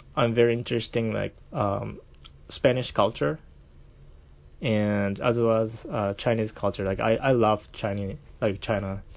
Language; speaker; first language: English; non-native, fluent; Japanese